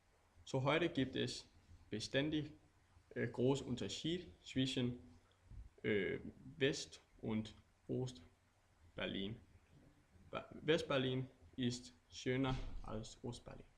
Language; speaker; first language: German; non-native, learner; Danish